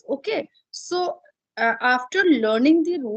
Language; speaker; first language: English; non-native, fluent; Hindi